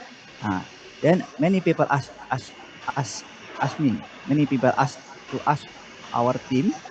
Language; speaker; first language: English; non-native, learner; Indonesian